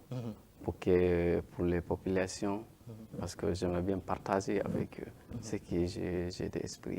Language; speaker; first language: French; non-native, learner; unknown